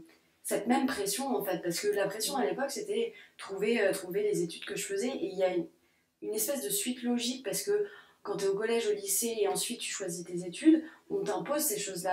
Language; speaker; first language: French; native; French